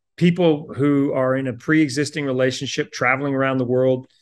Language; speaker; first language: English; native; English